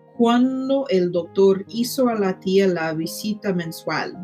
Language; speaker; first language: Spanish; non-native, fluent; English